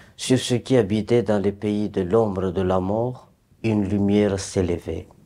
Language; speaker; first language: French; native; French